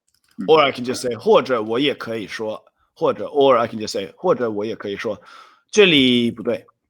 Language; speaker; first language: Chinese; non-native, fluent; Swedish